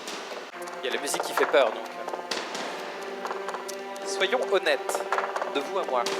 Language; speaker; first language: French; native; French